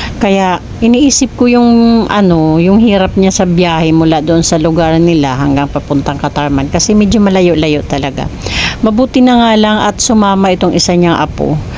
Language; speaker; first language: Filipino; non-native, local second language; Waray